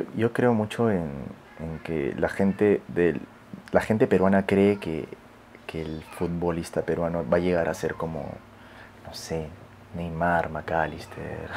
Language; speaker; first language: Spanish; native; Spanish